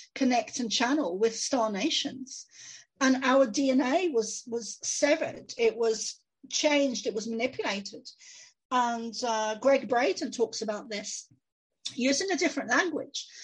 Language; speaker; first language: English; native; English